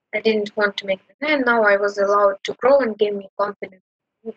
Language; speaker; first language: English; non-native, fluent; Ukrainian